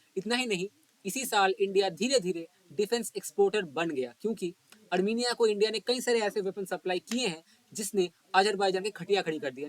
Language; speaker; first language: Hindi; non-native, local second language; Bangla